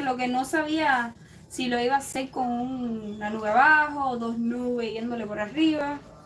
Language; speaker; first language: Spanish; early bilingual, other home language; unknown